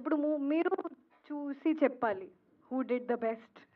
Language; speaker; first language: Telugu; non-native, local second language; Hindi